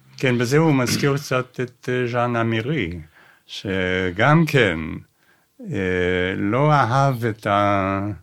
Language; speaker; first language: Hebrew; non-native, fluent; English